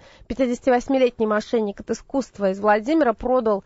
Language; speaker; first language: Russian; native; Russian